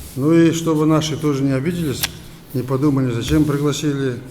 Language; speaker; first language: Russian; non-native, local second language; Kazakh